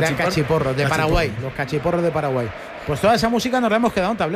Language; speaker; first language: Spanish; native; Spanish